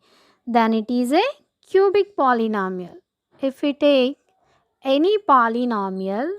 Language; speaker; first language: English; non-native, local second language; Telugu